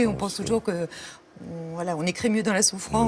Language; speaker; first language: French; native; French